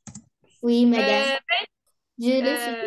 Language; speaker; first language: French; non-native, learner; Arabic